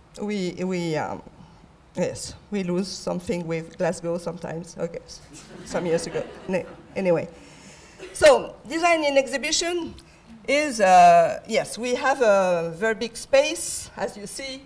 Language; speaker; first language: English; non-native, fluent; French